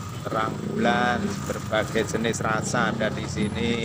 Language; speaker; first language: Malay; non-native, local second language; Javanese